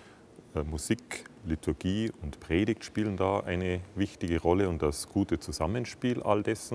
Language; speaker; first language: German; native; German